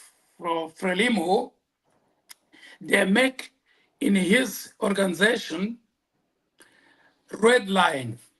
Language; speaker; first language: English; non-native, local second language; Portuguese